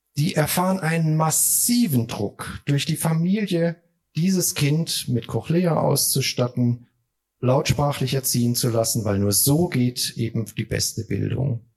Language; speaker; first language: German; native; German